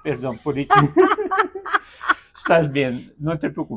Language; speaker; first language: Spanish; non-native, learner; Portuguese